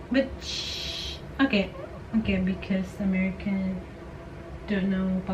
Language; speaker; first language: English; non-native, fluent; Indonesian